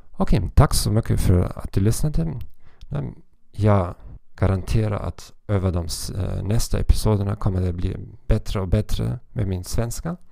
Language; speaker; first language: Swedish; non-native, learner; German